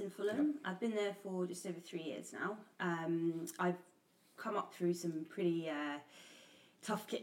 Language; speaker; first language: English; native; English